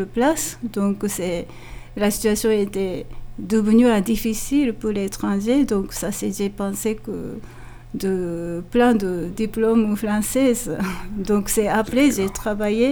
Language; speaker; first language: French; non-native, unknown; Japanese